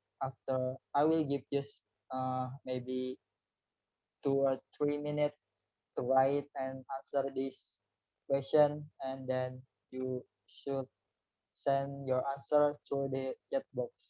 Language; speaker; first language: English; non-native, learner; Indonesian